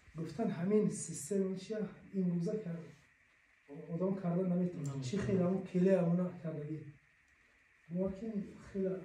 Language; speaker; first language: Persian; native; Persian